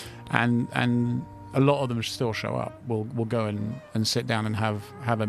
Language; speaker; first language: English; native; English